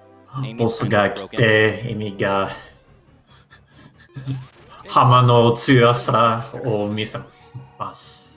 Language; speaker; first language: Japanese; non-native, learner; English